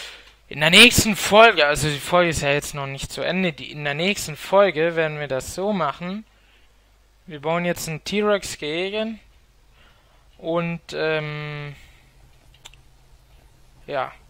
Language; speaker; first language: German; native; German